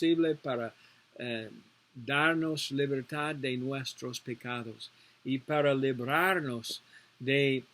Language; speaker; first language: Spanish; non-native, learner; English